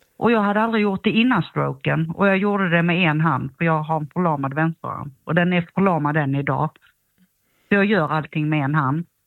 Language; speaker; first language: Swedish; native; Swedish